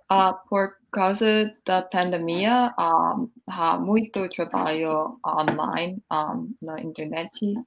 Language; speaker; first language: Portuguese; non-native, learner; English